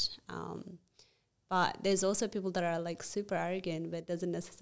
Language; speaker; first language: English; non-native, fluent; Amharic